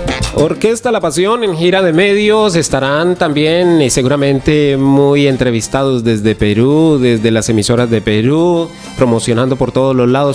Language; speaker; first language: Spanish; native; Spanish